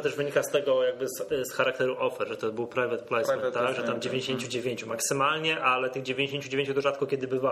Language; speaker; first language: Polish; native; Polish